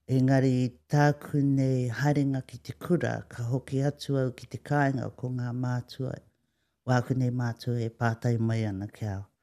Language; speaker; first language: Māori; native; Māori